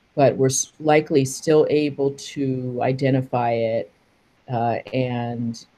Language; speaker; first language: English; native; English